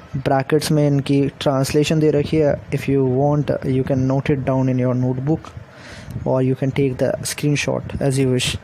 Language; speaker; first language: Hindi; native; Hindi